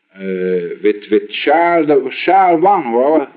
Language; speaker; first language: English; non-native, learner; Dutch